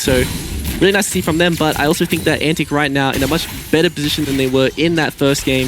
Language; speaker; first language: English; native; English